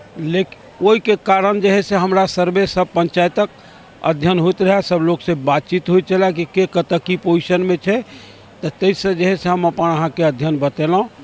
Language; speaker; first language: Maithili; native; Maithili